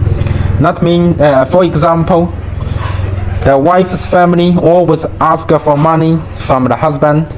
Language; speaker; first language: English; non-native, fluent; Chinese